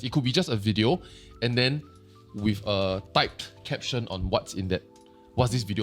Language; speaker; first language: English; native; English